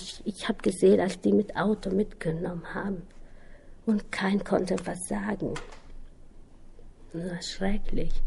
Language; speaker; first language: German; non-native, learner; Albanian